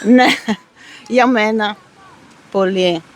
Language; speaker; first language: Greek; early bilingual, heritage; Italian